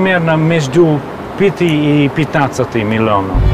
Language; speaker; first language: Russian; non-native, fluent; Hungarian